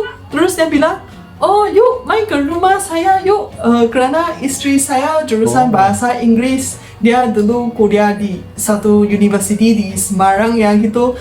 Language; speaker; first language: Indonesian; non-native, fluent; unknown